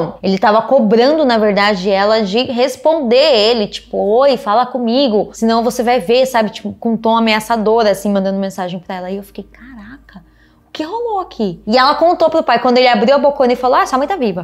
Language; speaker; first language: Portuguese; native; Portuguese